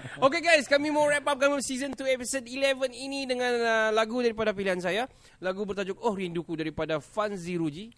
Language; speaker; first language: Malay; native; Malay